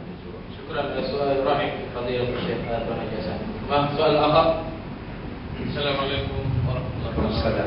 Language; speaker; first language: Arabic; non-native, fluent; Malay